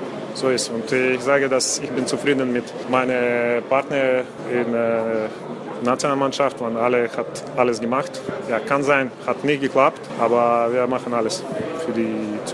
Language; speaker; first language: German; non-native, learner; Russian